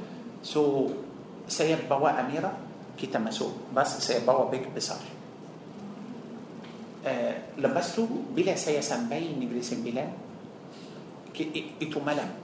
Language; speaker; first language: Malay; non-native, fluent; Arabic